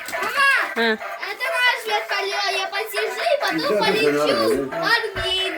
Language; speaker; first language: Russian; early bilingual, heritage; Armenian